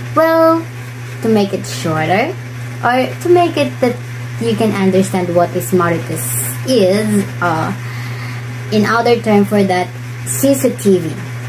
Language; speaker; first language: English; non-native, local second language; Cebuano